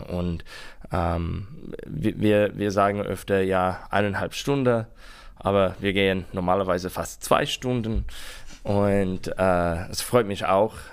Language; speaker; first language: German; non-native, learner; English